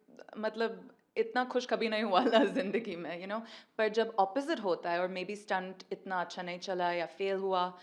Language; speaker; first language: Hindi; non-native, learner; English